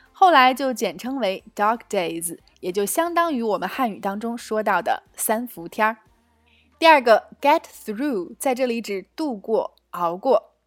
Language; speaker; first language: Chinese; native; Chinese